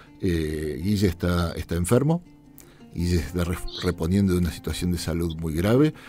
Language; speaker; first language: Spanish; native; Spanish